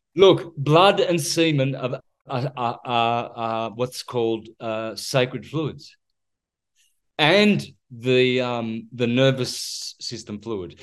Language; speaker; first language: English; native; English